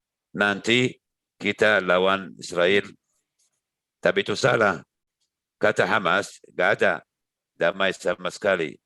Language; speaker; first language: Indonesian; non-native, learner; Arabic